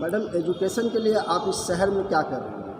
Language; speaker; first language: Hindi; native; Hindi